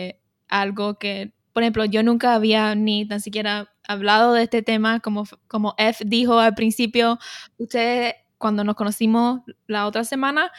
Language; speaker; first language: Spanish; early bilingual, heritage; Spanish